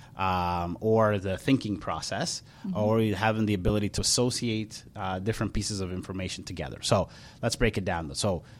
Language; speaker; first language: English; early bilingual, other home language; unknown